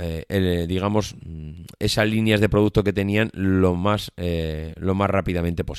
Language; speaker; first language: Spanish; native; Spanish